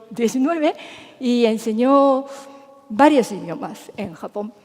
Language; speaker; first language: Spanish; non-native, fluent; Japanese